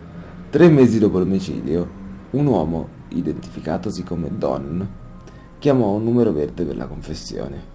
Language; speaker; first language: Italian; native; Italian